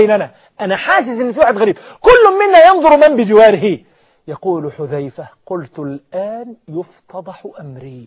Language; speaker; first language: Arabic; native; Arabic